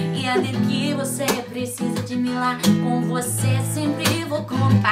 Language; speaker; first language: Portuguese; non-native, learner; English